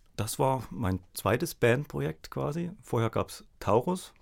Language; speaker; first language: German; native; German